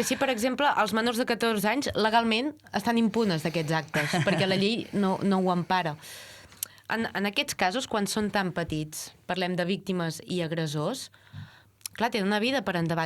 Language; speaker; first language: Catalan; native; Catalan